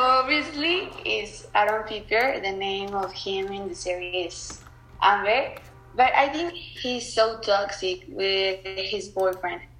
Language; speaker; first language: English; non-native, learner; Spanish